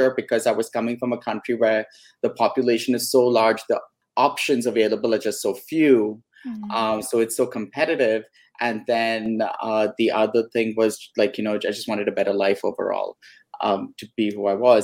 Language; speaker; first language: English; non-native, local second language; Hindi